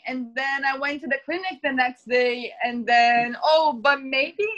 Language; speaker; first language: English; non-native, fluent; Portuguese